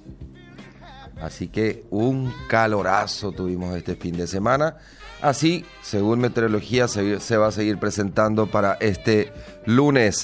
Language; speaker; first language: Spanish; native; Spanish